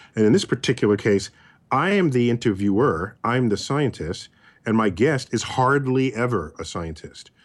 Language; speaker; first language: English; native; English